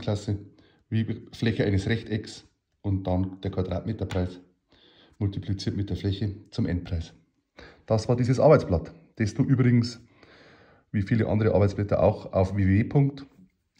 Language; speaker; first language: German; native; German